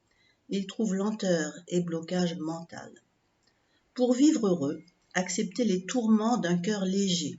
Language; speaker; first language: French; native; French